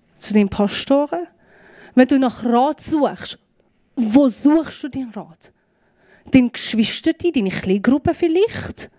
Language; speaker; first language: German; non-native, fluent; Persian